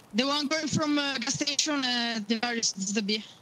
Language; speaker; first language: English; non-native, learner; Italian